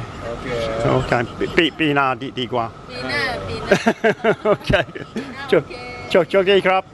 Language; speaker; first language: Thai; non-native, learner; English